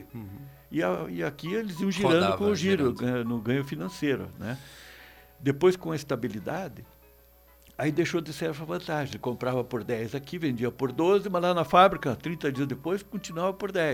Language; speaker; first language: Portuguese; native; Portuguese